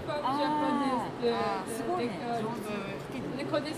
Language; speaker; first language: French; non-native, fluent; Japanese